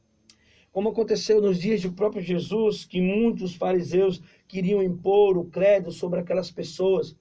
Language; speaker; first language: Portuguese; native; Portuguese